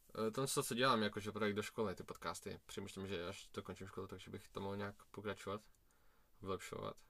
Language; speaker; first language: Czech; early bilingual, other home language; Russian